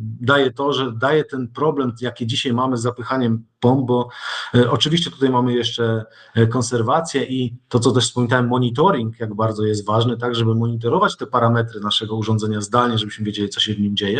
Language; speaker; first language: Polish; native; Polish